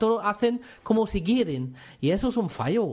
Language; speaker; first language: Spanish; non-native, fluent; German